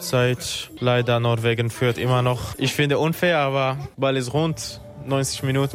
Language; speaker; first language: German; non-native, fluent; Arabic